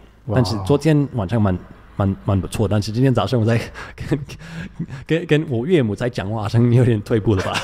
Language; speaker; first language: Chinese; non-native, fluent; English